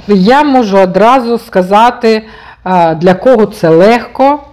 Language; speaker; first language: Ukrainian; non-native, local second language; Russian